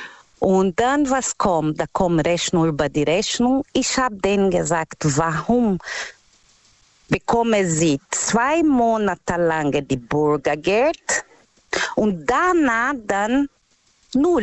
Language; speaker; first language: German; non-native, learner; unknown